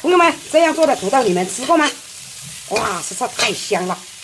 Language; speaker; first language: Chinese; native; Chinese